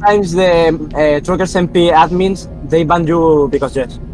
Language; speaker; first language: English; non-native, learner; Spanish